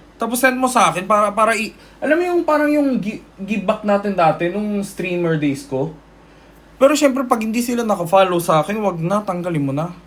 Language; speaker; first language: Filipino; early bilingual, other home language; Korean